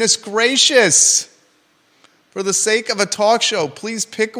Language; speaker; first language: English; native; English